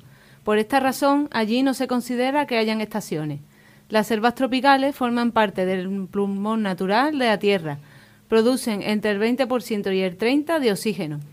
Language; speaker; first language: Spanish; native; Spanish